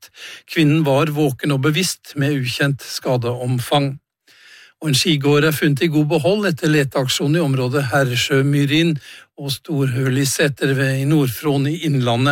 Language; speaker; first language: Norwegian; native; Norwegian